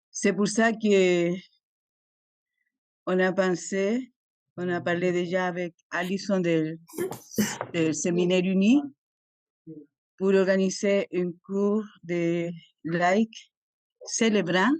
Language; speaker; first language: French; non-native, fluent; Spanish